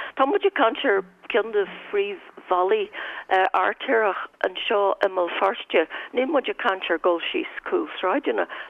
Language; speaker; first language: Irish; non-native, local second language; English